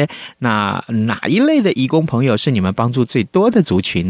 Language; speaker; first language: Chinese; native; Chinese